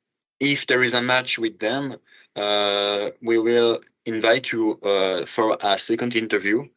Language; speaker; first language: English; non-native, fluent; French